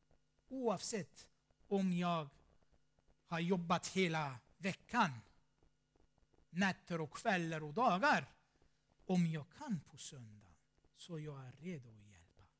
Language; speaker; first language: Swedish; non-native, fluent; Armenian